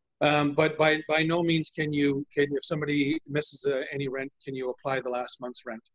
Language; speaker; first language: English; native; English